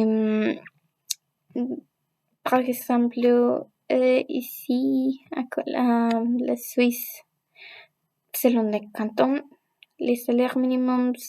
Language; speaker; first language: French; non-native, learner; Spanish